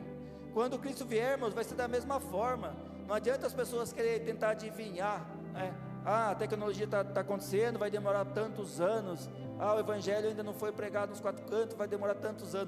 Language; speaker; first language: Portuguese; native; Portuguese